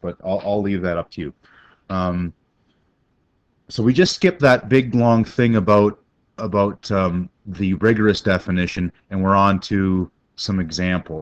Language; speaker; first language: English; native; English